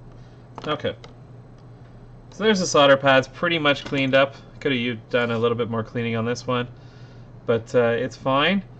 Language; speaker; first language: English; native; English